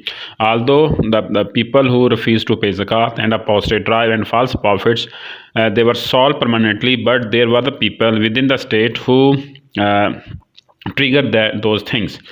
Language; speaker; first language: English; non-native, local second language; Urdu